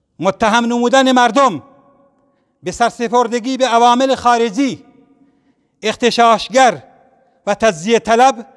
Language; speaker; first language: Persian; non-native, local second language; Central Kurdish